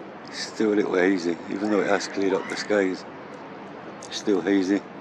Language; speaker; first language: English; early bilingual, other home language; Spanish